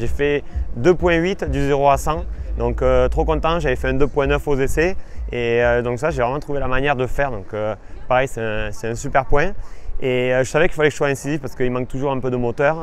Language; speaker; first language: French; native; French